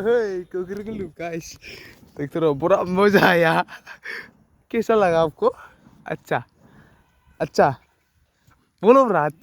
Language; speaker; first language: Hindi; non-native, local second language; Bodo